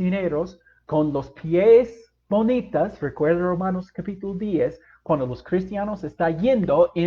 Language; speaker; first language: Spanish; non-native, fluent; English